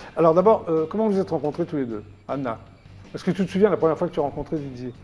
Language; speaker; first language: French; native; French